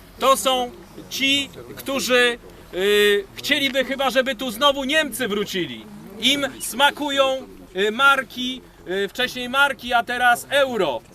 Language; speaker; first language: Polish; native; Polish